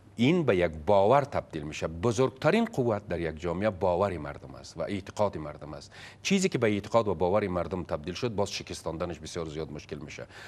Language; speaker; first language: Persian; native; Persian